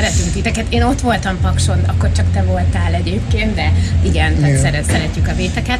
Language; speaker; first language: Hungarian; native; Hungarian